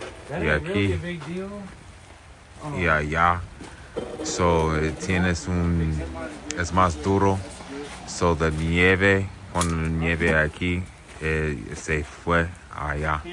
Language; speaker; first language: Spanish; non-native, learner; English